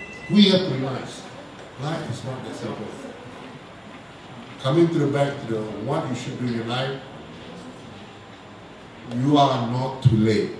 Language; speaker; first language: English; non-native, local second language; Malay